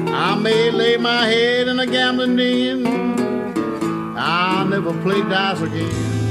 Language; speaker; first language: English; native; English